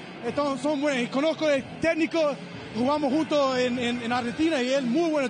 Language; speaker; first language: Spanish; non-native, learner; English